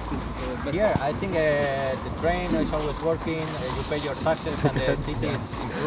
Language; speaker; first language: English; non-native, fluent; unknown